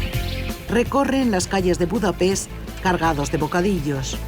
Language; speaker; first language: Spanish; native; Spanish